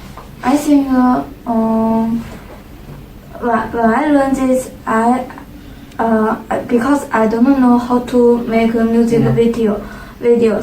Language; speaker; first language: English; non-native, learner; Chinese